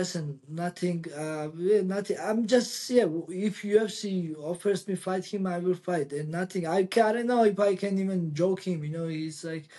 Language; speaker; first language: English; non-native, learner; Georgian